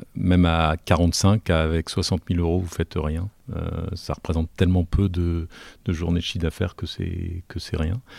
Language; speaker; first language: French; native; French